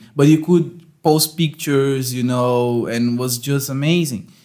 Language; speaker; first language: English; non-native, fluent; Portuguese